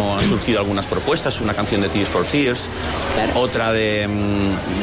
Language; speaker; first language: Spanish; native; Spanish